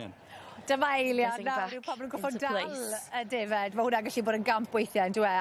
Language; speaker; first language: Welsh; native; Welsh